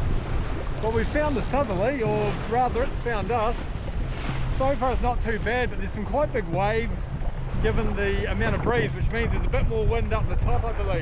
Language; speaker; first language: English; native; English